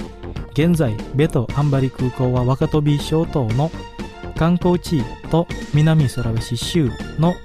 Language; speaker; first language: Japanese; non-native, fluent; Indonesian